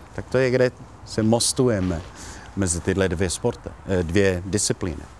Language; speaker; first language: Czech; non-native, learner; Italian